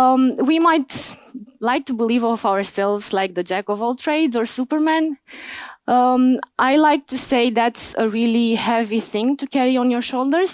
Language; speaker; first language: English; non-native, fluent; Romanian